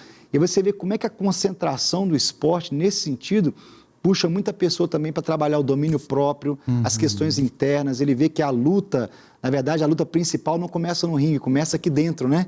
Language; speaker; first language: Portuguese; native; Portuguese